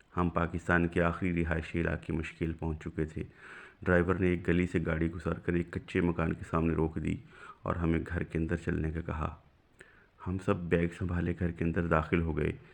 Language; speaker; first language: Urdu; non-native, local second language; Punjabi